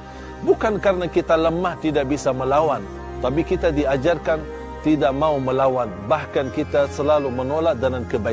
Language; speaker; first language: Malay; non-native, fluent; Arabic